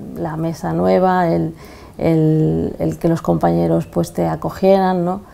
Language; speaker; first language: Spanish; native; Spanish